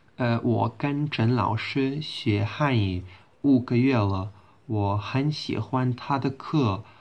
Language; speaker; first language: Chinese; non-native, learner; Portuguese